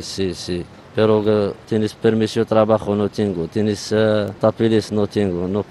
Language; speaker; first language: Spanish; non-native, learner; Arabic